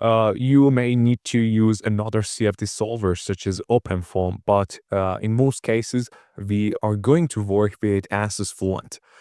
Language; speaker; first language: English; non-native, fluent; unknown